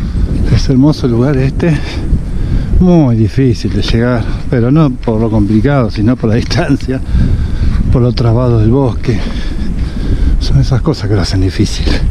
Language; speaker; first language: Spanish; native; Spanish